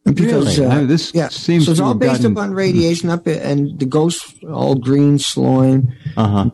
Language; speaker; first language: English; native; English